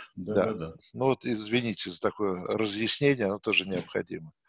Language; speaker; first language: Russian; native; Russian